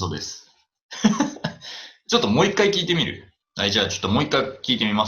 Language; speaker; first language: Japanese; native; Japanese